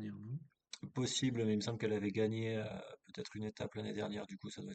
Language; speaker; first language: French; native; French